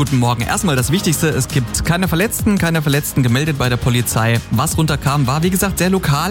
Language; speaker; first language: German; native; German